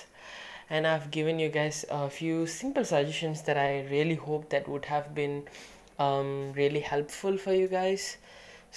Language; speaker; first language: English; non-native, local second language; Tamil